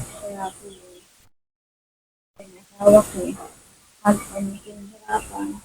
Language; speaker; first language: Filipino; native; Filipino